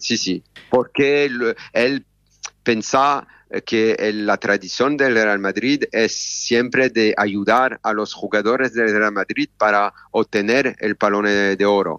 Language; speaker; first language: Spanish; non-native, learner; French